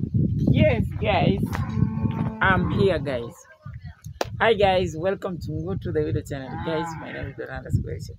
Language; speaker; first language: English; non-native, learner; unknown